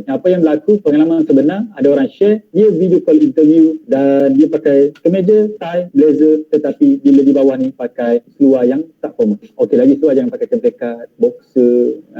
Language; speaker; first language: Malay; native; Malay